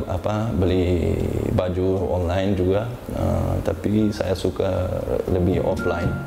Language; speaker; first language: Indonesian; non-native, learner; Uzbek